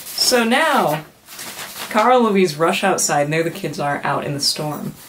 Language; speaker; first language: English; native; English